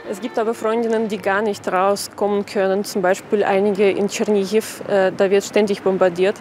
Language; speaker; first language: German; non-native, fluent; Ukrainian